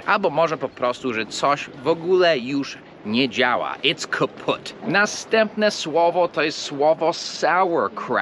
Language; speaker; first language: Polish; early bilingual, heritage; English